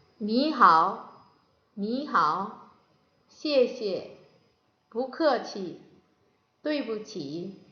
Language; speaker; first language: Chinese; non-native, fluent; Korean